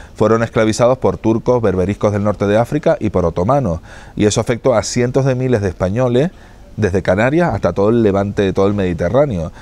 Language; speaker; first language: Spanish; native; Spanish